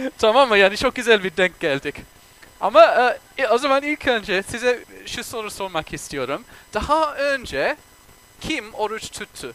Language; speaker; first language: Turkish; non-native, fluent; English